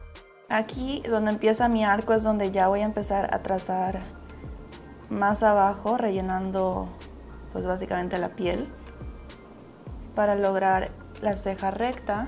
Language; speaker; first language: Spanish; native; Spanish